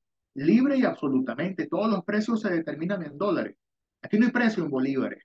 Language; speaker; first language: Spanish; native; Spanish